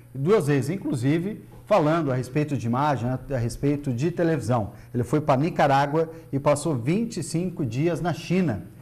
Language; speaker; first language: Portuguese; native; Portuguese